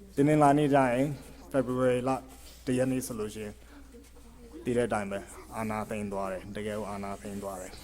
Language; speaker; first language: Burmese; non-native, fluent; English